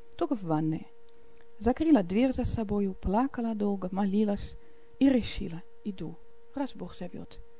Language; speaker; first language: Russian; non-native, fluent; Dutch